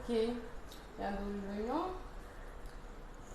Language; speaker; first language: French; non-native, local second language; Wolof